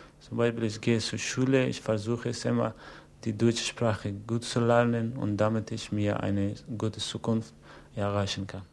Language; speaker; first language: German; non-native, learner; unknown